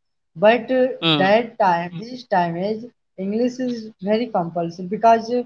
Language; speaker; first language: English; non-native, learner; Hindi